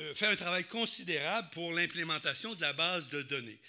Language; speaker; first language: French; native; French